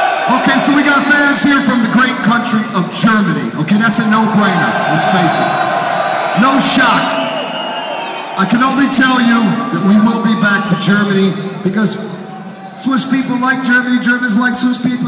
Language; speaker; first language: English; native; English